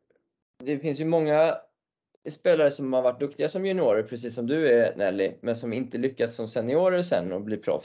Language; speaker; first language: Swedish; native; Swedish